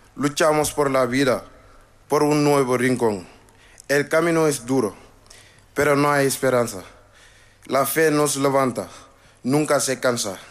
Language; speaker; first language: Spanish; non-native, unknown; Wolof